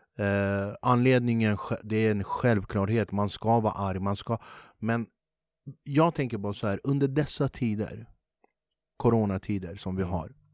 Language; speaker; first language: Swedish; early bilingual, other home language; Kurdish